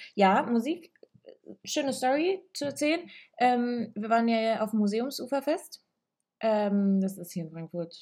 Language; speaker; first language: German; early bilingual, other home language; Italian